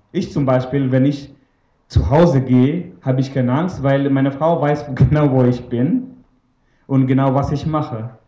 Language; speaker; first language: German; non-native, fluent; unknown